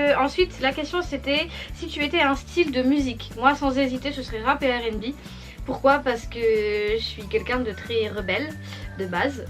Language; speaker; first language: French; native; French